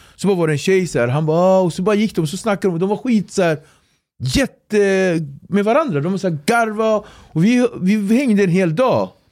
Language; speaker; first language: Swedish; early bilingual, other home language; Kabuverdianu